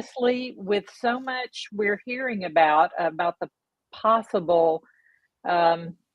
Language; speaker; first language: English; native; English